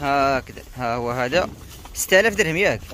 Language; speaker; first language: Arabic; native; Arabic